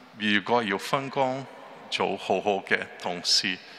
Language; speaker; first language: Chinese; non-native, learner; Portuguese